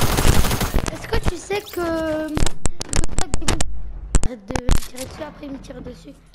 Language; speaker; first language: French; native; French